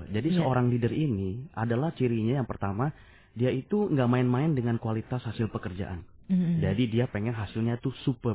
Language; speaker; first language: Indonesian; native; Indonesian